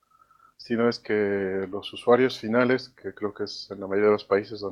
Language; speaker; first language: Spanish; native; Spanish